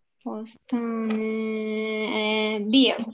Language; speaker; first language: Turkish; non-native, learner; Arabic